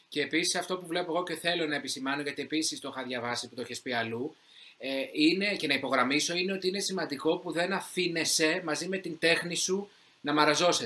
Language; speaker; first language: Greek; native; Greek